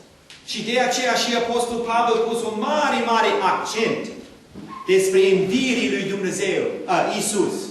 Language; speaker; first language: Romanian; non-native, learner; English